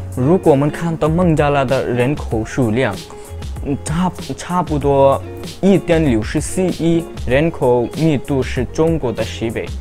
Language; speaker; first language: Chinese; non-native, learner; Bangla